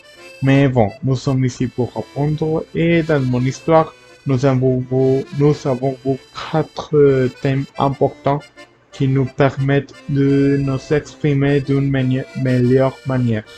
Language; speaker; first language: French; non-native, learner; Spanish